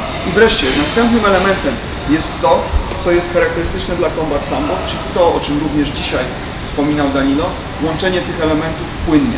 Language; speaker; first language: Polish; native; Polish